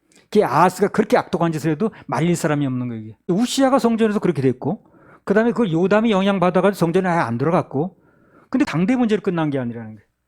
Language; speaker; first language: Korean; native; Korean